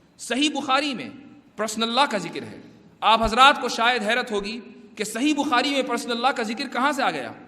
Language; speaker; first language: Urdu; native; Urdu